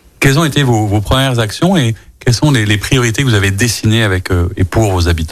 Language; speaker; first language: French; native; French